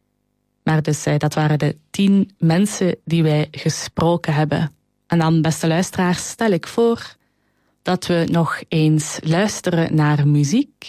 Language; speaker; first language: Dutch; native; Dutch